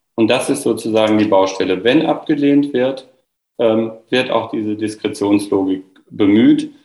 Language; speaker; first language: German; native; German